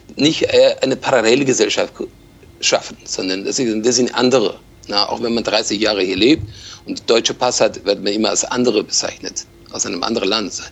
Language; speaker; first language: German; non-native, fluent; Persian